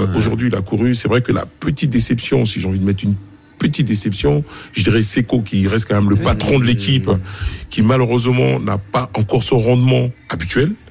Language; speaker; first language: French; native; French